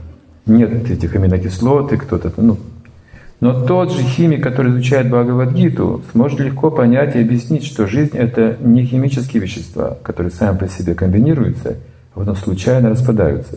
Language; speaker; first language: Russian; native; Russian